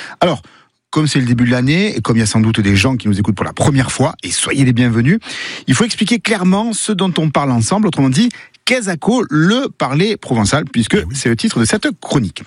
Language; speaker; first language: French; native; French